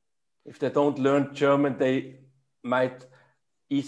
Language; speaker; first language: English; non-native, fluent; German